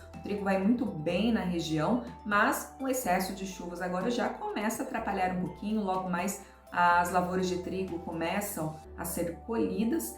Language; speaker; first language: Portuguese; native; Portuguese